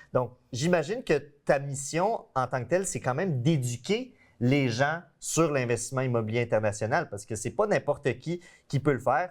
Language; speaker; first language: French; native; French